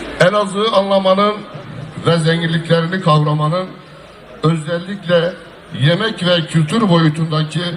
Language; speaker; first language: Turkish; native; Turkish